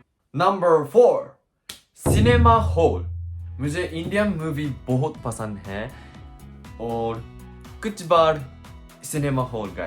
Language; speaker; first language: Hindi; non-native, learner; Japanese